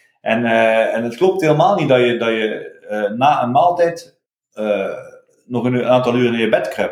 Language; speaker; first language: Dutch; native; Dutch